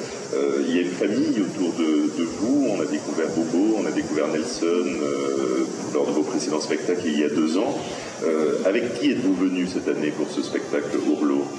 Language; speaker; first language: French; native; French